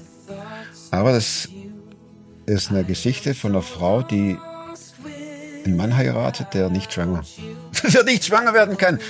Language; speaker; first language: German; native; German